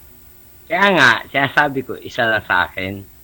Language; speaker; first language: Filipino; non-native, local second language; Cebuano